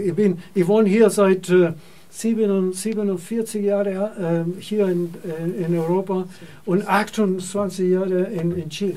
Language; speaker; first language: German; non-native, fluent; Spanish